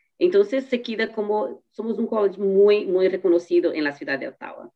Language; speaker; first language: Spanish; non-native, learner; Portuguese